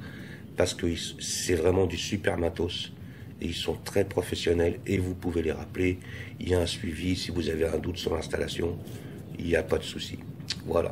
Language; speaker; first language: French; native; French